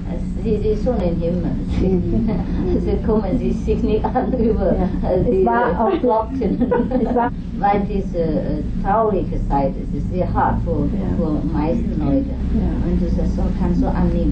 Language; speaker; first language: German; non-native, learner; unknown